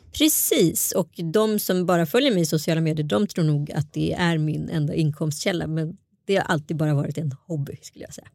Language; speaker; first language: Swedish; early bilingual, other home language; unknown